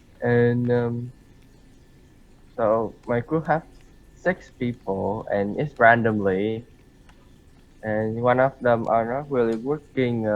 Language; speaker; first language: English; non-native, learner; Vietnamese